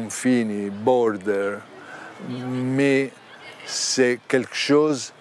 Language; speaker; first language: French; non-native, learner; Italian